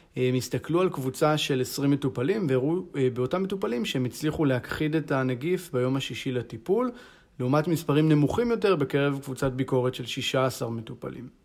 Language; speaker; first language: Hebrew; native; Hebrew